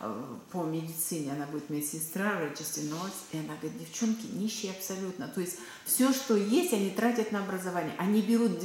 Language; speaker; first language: Russian; native; Russian